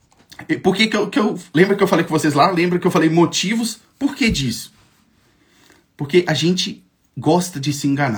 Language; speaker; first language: Portuguese; native; Portuguese